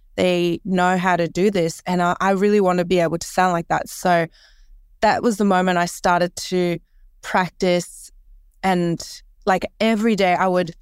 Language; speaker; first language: English; early bilingual, other home language; Korean